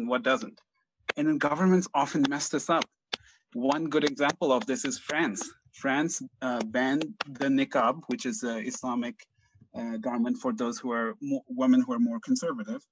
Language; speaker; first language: English; non-native, local second language; Bangla